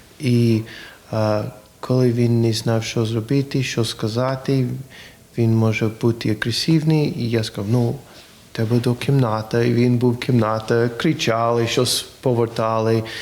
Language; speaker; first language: Ukrainian; non-native, learner; English